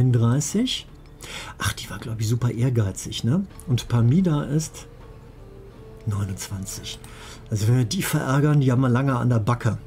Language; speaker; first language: German; native; German